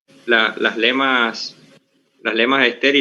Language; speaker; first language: Spanish; native; Spanish